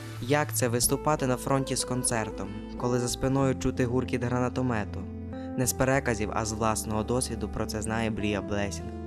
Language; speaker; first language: Ukrainian; native; Ukrainian